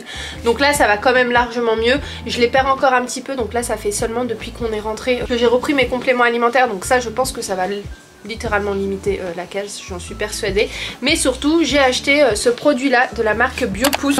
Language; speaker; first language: French; native; French